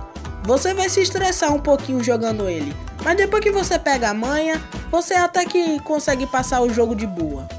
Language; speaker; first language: Portuguese; native; Portuguese